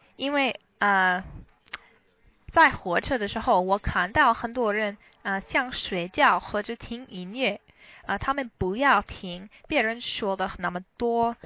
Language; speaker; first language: Chinese; non-native, learner; English